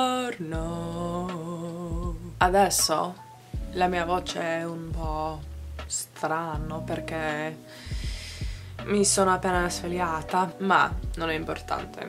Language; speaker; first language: Italian; non-native, learner; English